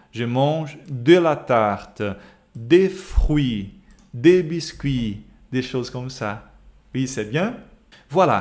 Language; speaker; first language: French; non-native, fluent; Portuguese